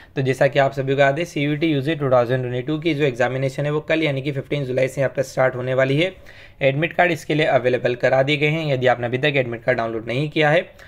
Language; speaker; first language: Hindi; native; Hindi